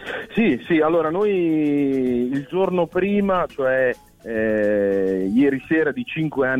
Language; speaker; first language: Italian; native; Italian